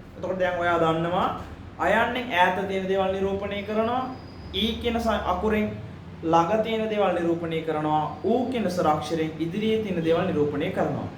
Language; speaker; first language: Sinhala; non-native, local second language; Tamil